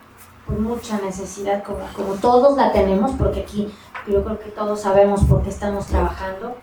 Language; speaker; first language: Spanish; native; Spanish